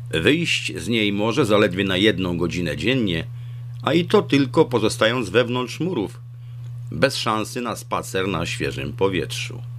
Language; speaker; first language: Polish; native; Polish